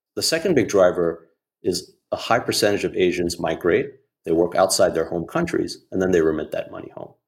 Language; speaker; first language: English; non-native, local second language; Hindi